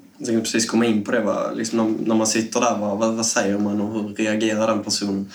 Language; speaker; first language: Swedish; native; Swedish